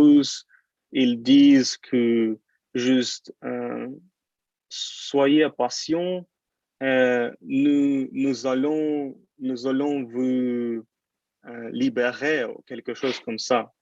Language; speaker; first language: French; non-native, learner; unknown